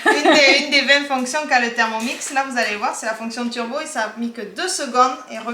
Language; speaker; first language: French; native; French